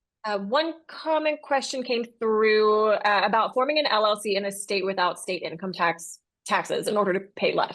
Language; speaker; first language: English; native; English